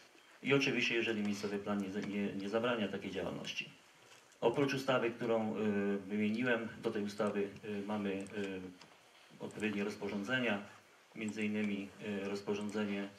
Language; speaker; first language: Polish; native; Polish